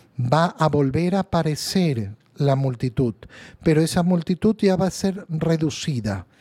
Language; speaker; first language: Spanish; native; Spanish